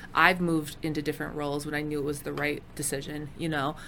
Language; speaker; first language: English; native; English